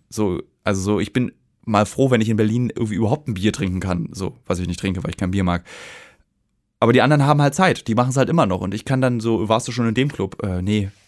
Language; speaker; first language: German; native; German